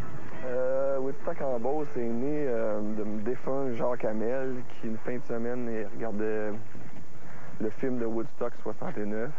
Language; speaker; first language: French; native; French